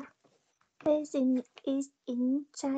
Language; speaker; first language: English; non-native, learner; Vietnamese